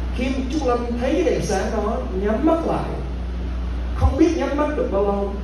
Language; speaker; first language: Vietnamese; early bilingual, heritage; Vietnamese